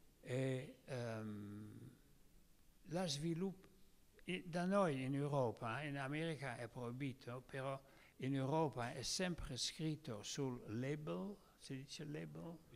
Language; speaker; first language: Italian; non-native, learner; Dutch